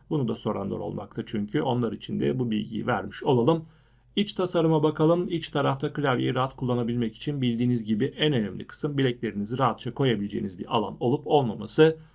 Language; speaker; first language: Turkish; native; Turkish